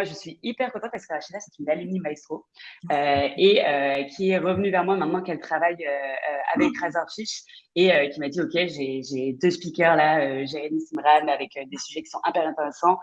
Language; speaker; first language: French; native; French